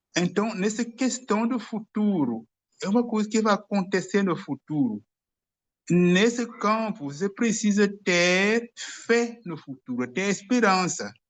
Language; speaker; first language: Portuguese; non-native, fluent; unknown